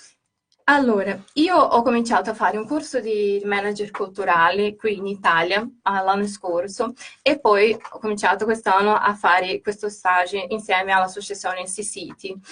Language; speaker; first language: Italian; non-native, fluent; Portuguese